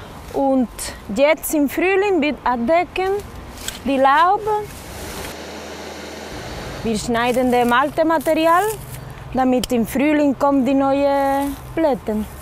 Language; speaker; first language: German; non-native, learner; Dutch